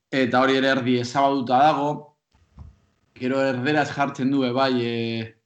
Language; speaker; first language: Spanish; non-native, local second language; Basque